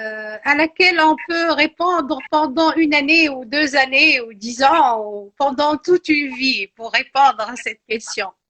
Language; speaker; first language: French; non-native, local second language; Arabic